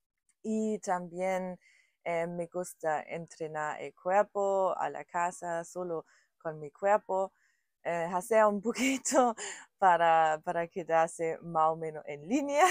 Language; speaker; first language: Spanish; non-native, fluent; German